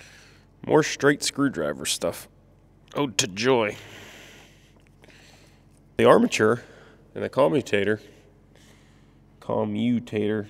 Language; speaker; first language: English; native; English